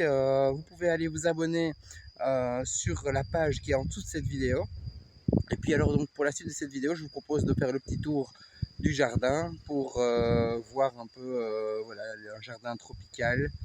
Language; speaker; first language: French; native; French